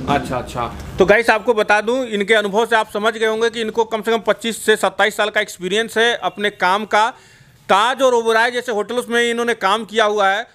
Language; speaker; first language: Hindi; native; Hindi